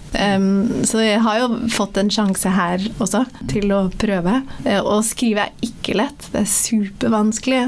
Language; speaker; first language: Norwegian; early bilingual, other home language; Somali